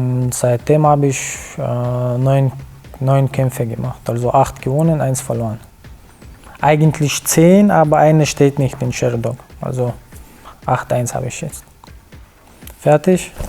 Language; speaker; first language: German; non-native, fluent; Chechen